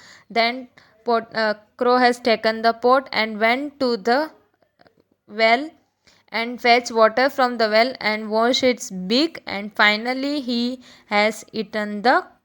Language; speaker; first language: English; non-native, local second language; Gujarati